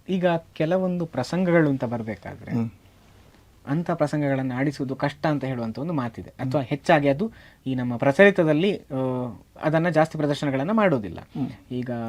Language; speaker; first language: Kannada; native; Kannada